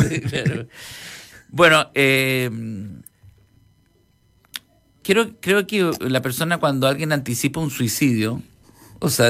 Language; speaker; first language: Spanish; native; Spanish